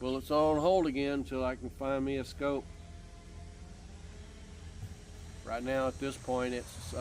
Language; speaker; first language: English; native; English